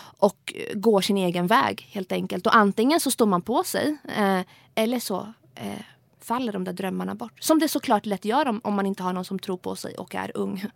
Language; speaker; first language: Swedish; early bilingual, other home language; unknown